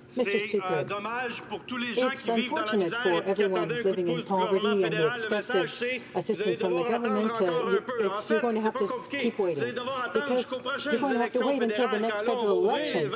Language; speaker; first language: English; native; English